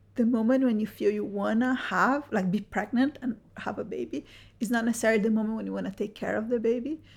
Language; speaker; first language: English; early bilingual, other home language; Spanish